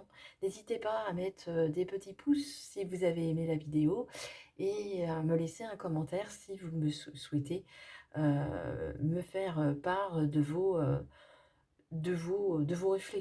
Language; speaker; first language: French; native; French